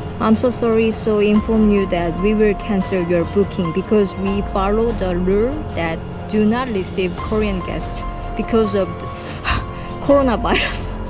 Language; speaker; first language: English; non-native, learner; Korean